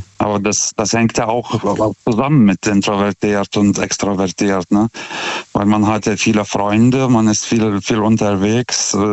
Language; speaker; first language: German; non-native, fluent; Lithuanian